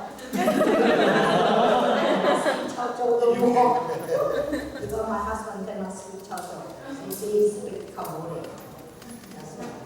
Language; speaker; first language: English; non-native, learner; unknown